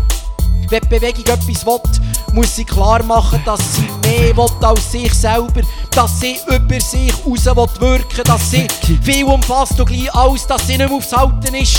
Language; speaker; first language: German; native; German